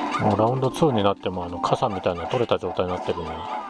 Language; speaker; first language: Japanese; native; Japanese